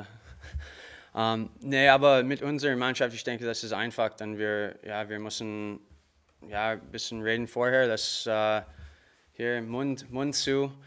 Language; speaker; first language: German; non-native, learner; English